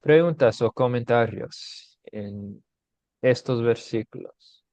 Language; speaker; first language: Spanish; non-native, fluent; English